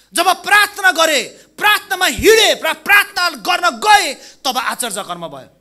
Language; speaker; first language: Nepali; non-native, local second language; Limburgish